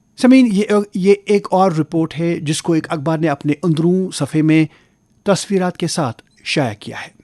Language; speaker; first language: Urdu; non-native, local second language; Kashmiri